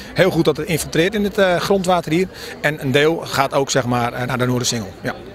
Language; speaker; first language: Dutch; native; Dutch